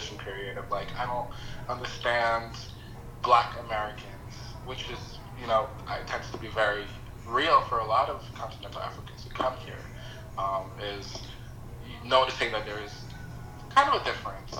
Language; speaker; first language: English; non-native, local second language; Yoruba